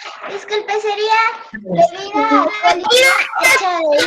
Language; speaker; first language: Spanish; native; Spanish